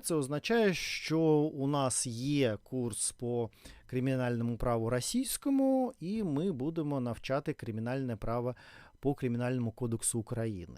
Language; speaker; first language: Ukrainian; non-native, fluent; Russian